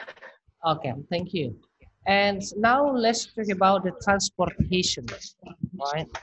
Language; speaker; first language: English; non-native, fluent; Indonesian